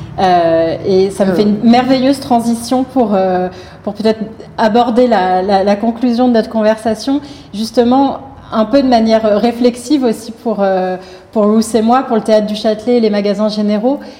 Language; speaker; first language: French; native; French